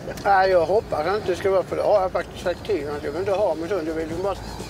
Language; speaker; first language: Swedish; early bilingual, other home language; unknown